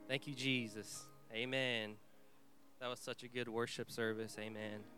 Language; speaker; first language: English; early bilingual, other home language; Vietnamese